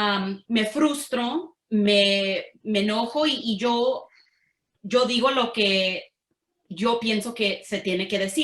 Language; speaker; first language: Spanish; early bilingual, heritage; Spanish